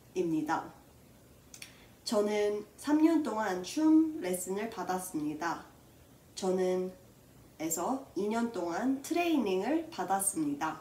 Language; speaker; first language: Korean; early bilingual, heritage; Korean